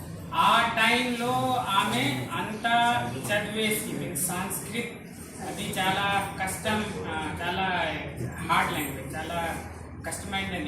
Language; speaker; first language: Telugu; non-native, learner; Hindi